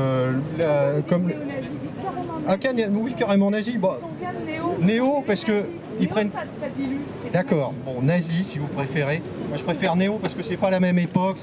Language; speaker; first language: French; native; French